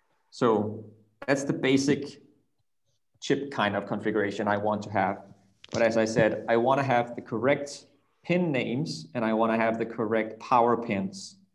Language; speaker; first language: English; non-native, fluent; Danish